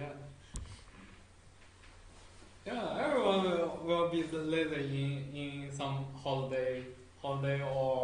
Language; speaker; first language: English; non-native, learner; Chinese